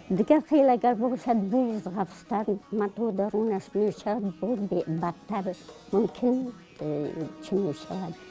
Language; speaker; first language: Tajik; non-native, local second language; Shughni